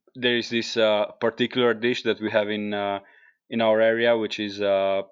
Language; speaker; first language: English; non-native, fluent; Italian